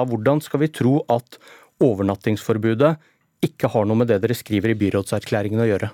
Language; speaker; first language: Norwegian; native; Norwegian